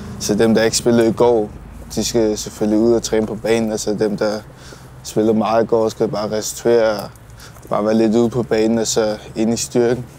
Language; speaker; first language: Danish; early bilingual, other home language; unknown